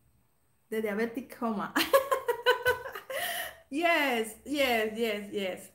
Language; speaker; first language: English; non-native, learner; Spanish